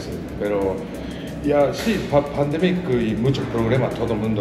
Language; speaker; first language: Spanish; non-native, learner; Japanese